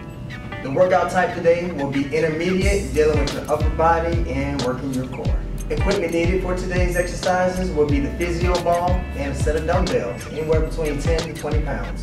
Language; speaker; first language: English; native; English